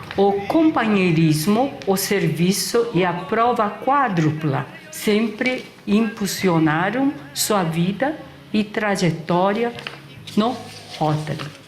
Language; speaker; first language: Portuguese; native; Portuguese